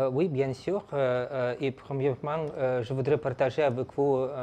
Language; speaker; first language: French; non-native, fluent; Russian